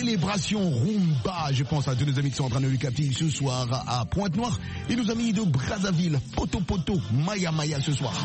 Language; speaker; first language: French; non-native, local second language; Lingala